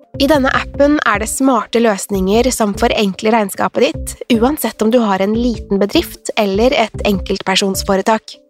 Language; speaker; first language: Norwegian; native; Norwegian